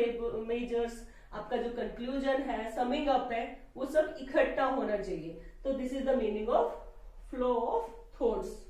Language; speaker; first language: Hindi; native; Hindi